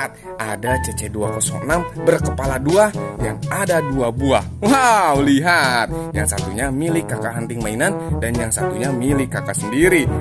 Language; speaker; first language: Indonesian; native; Indonesian